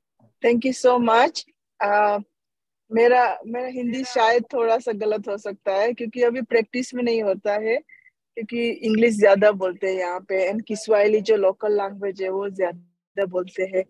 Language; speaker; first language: Hindi; early bilingual, heritage; Hindi